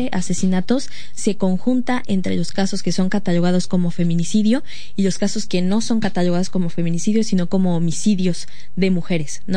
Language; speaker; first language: Spanish; native; Spanish